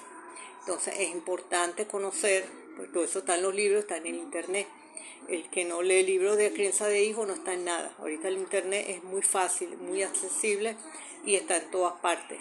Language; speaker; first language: Spanish; native; Spanish